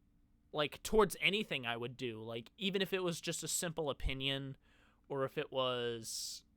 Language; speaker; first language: English; native; English